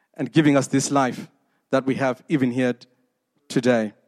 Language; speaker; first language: English; non-native, local second language; Shona